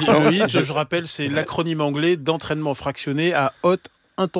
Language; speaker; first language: French; native; French